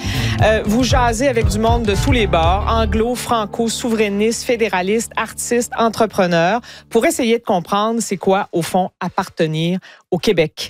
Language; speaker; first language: French; native; French